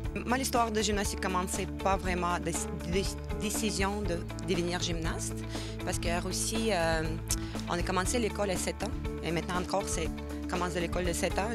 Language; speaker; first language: French; non-native, fluent; Russian